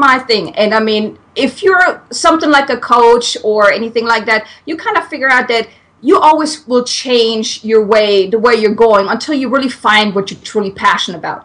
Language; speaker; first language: English; non-native, fluent; German